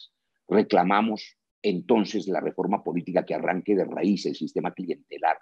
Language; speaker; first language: Spanish; native; Spanish